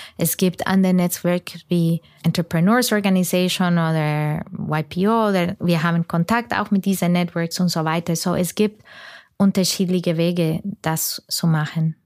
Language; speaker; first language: German; non-native, fluent; Spanish